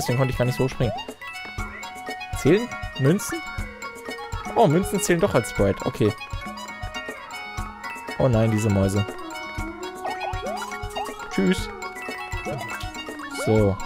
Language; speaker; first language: German; native; German